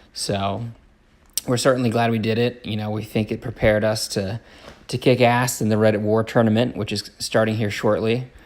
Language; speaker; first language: English; native; English